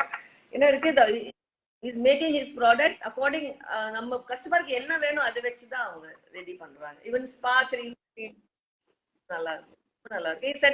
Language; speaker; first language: Tamil; non-native, local second language; Hindi